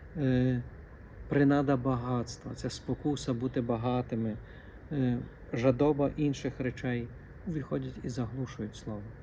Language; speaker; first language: Ukrainian; native; Ukrainian